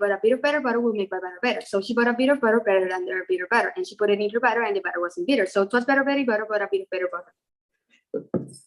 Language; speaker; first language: English; non-native, fluent; Spanish